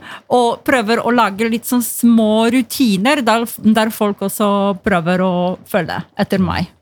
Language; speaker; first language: Norwegian; non-native, fluent; Polish